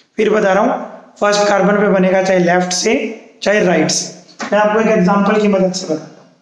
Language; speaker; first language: Hindi; native; Hindi